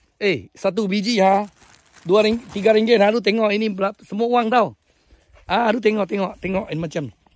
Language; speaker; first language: Malay; non-native, local second language; Chinese